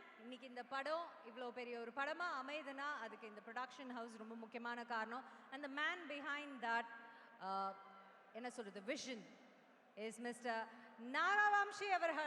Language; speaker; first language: Tamil; native; Tamil